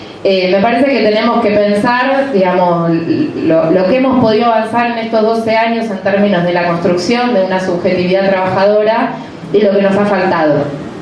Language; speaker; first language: Spanish; native; Spanish